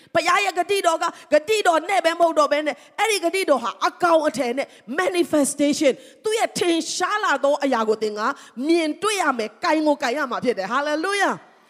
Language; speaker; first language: Burmese; non-native, local second language; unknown